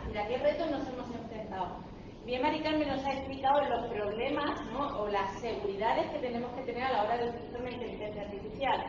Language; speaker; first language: Spanish; native; Spanish